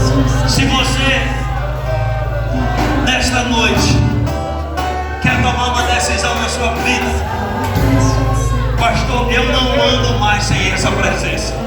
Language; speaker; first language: Portuguese; native; Portuguese